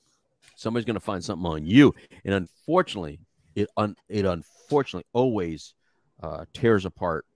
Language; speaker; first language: English; native; English